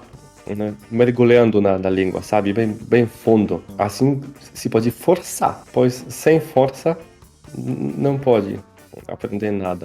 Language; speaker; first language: Portuguese; non-native, fluent; Polish